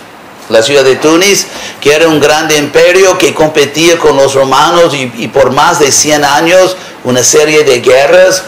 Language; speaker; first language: Spanish; non-native, fluent; English